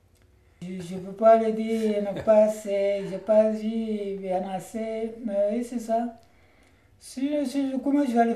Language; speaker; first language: French; non-native, learner; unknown